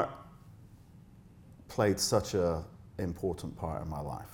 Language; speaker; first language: English; native; English